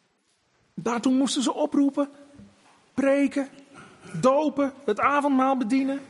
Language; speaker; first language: Dutch; native; Dutch